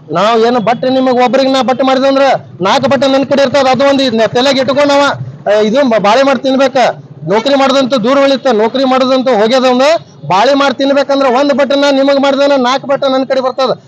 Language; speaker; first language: Kannada; non-native, local second language; Lambadi